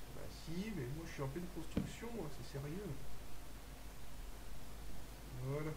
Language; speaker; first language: French; native; French